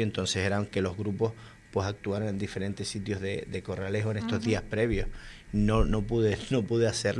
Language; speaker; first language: Spanish; native; Spanish